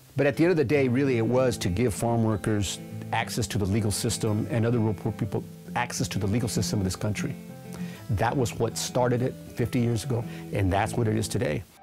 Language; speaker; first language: English; native; English